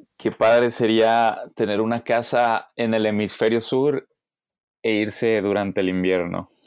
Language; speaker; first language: Spanish; native; Spanish